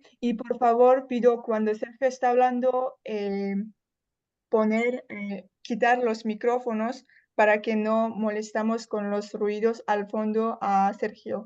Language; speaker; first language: Spanish; non-native, fluent; Russian